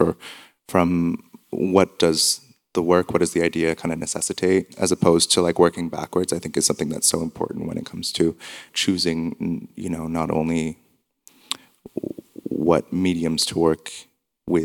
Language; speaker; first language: English; native; English